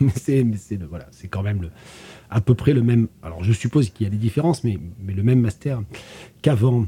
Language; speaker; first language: French; native; French